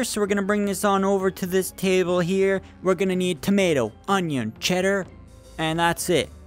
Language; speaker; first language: English; native; English